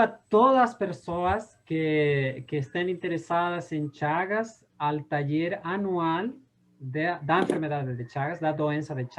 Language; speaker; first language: Portuguese; non-native, learner; Spanish